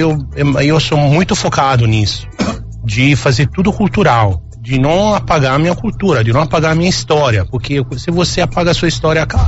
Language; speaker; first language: Portuguese; non-native, fluent; Italian